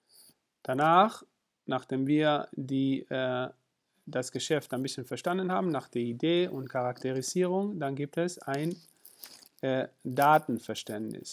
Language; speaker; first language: German; non-native, fluent; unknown